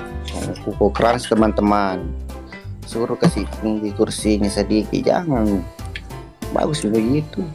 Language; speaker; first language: Indonesian; non-native, local second language; Buginese